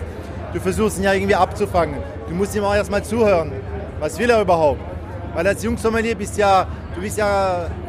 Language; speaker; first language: German; native; German